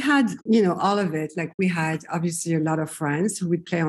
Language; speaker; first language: English; non-native, fluent; French